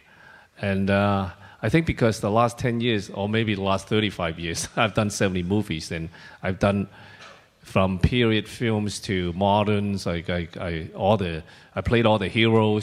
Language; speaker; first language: English; non-native, local second language; Cantonese